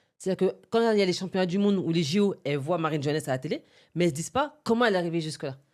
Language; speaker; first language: French; early bilingual, other home language; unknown